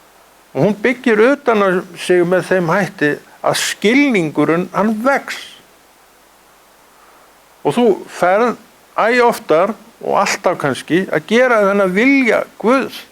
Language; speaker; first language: Icelandic; native; Icelandic